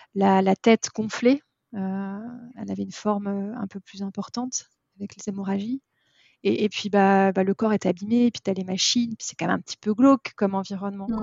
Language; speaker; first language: French; native; French